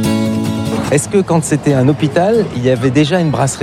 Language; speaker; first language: French; native; French